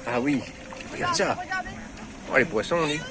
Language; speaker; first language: French; native; French